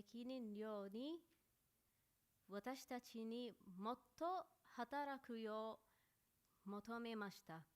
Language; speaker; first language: Japanese; non-native, learner; Arabic